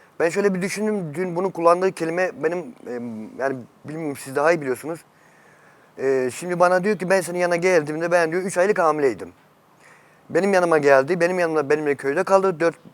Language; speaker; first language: Turkish; native; Turkish